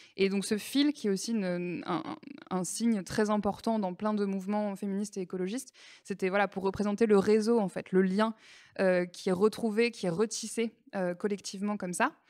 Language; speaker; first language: French; native; French